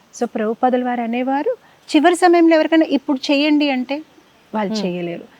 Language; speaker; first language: Telugu; non-native, fluent; Gujarati